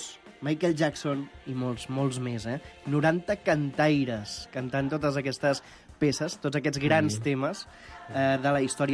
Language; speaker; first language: Catalan; native; Catalan